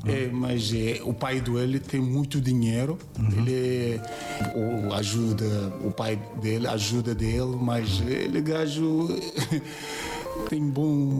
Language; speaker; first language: Portuguese; non-native, learner; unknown